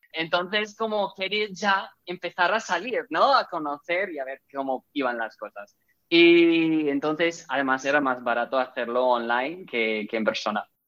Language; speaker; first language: Spanish; non-native, fluent; English